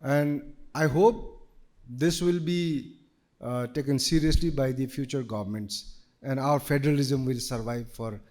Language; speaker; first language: English; non-native, local second language; Nepali